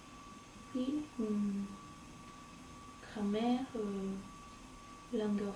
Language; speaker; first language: French; non-native, learner; Spanish